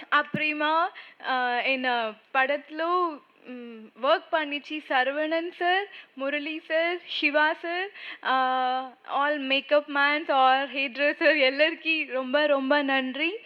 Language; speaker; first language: Tamil; non-native, learner; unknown